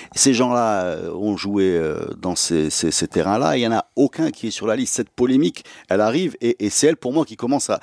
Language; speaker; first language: French; non-native, local second language; Arabic